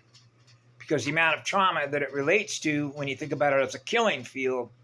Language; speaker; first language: English; native; English